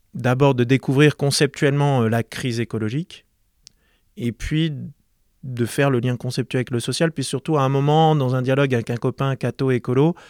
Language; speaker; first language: French; native; French